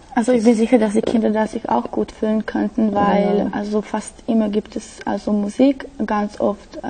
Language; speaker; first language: German; non-native, fluent; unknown